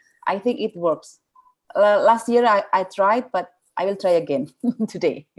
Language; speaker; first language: English; non-native, fluent; Indonesian